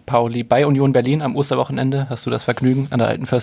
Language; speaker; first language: German; native; German